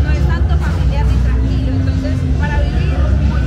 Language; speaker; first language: Spanish; native; Spanish